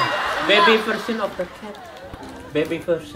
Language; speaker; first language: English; non-native, learner; Indonesian